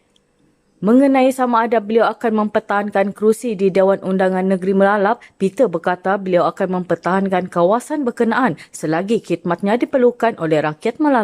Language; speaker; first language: Malay; native; Malay